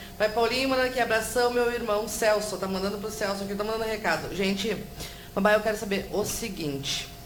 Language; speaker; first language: Portuguese; native; Portuguese